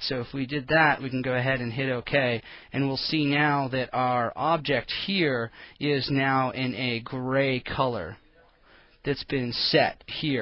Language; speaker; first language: English; native; English